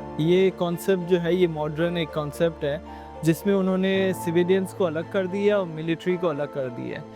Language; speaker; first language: Urdu; early bilingual, heritage; Urdu